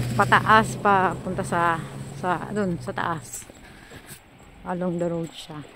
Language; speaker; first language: Filipino; native; Filipino